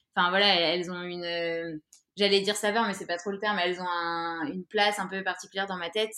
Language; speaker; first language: French; native; French